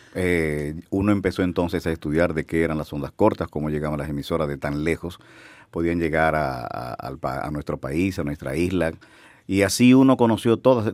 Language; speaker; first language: Spanish; native; Spanish